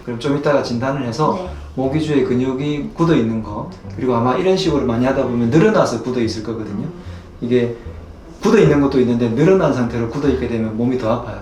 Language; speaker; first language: Korean; native; Korean